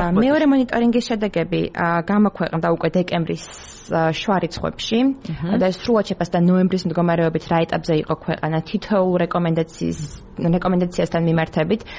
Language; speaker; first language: Georgian; native; Georgian